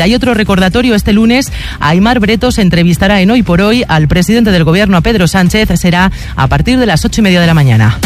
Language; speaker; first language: Spanish; native; Spanish